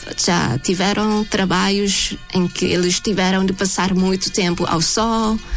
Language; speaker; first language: Portuguese; non-native, fluent; Thai